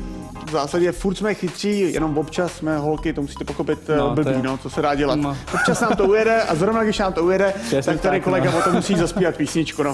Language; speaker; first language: Czech; native; Czech